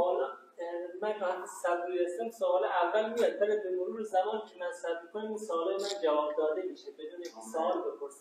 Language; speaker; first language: Persian; native; Persian